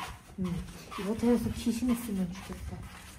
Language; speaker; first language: Korean; non-native, fluent; Turkish